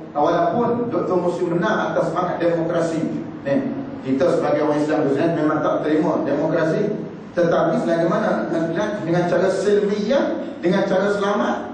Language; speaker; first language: Malay; native; Malay